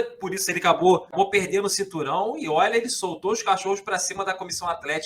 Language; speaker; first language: Portuguese; native; Portuguese